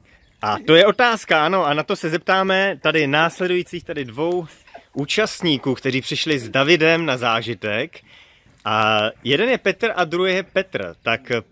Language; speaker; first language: Czech; native; Czech